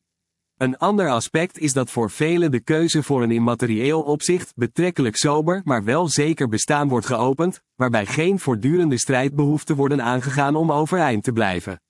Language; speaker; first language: Dutch; native; Dutch